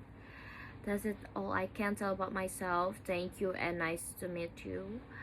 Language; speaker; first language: English; non-native, learner; Indonesian